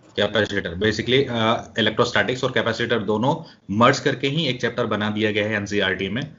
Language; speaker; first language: Hindi; native; Hindi